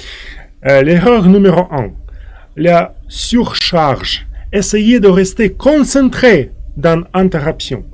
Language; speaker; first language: French; non-native, fluent; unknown